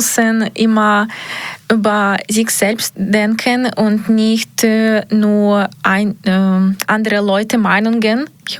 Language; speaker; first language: German; non-native, learner; Ukrainian